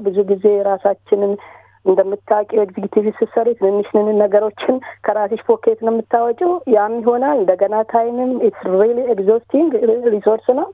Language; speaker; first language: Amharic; native; Amharic